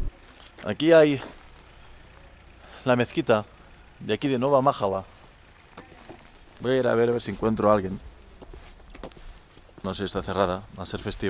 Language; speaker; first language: Spanish; native; Spanish